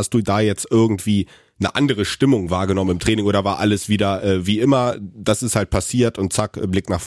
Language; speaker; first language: German; native; German